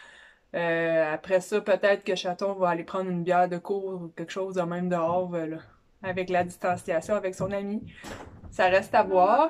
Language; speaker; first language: French; native; French